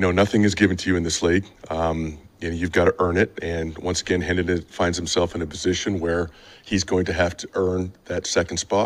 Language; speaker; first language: English; native; English